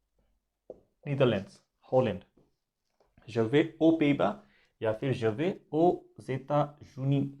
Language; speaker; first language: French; non-native, fluent; Hindi